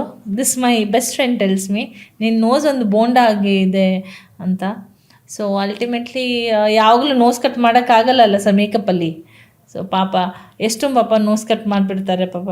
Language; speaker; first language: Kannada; non-native, local second language; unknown